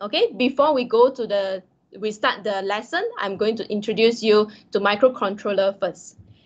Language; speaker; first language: English; non-native, local second language; Malay